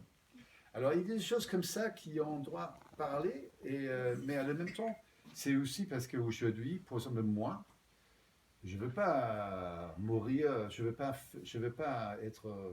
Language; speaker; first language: French; non-native, fluent; Danish